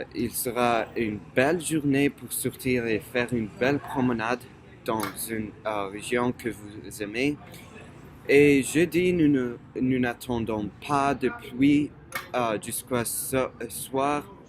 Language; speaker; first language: French; non-native, fluent; English